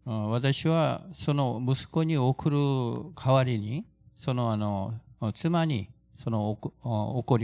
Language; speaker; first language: Japanese; non-native, fluent; Korean